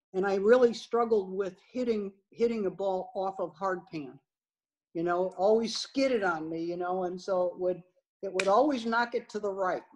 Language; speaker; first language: English; native; English